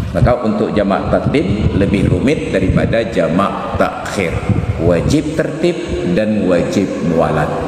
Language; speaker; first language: Malay; non-native, local second language; Achinese